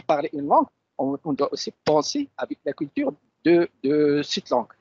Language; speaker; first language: French; non-native, local second language; Arabic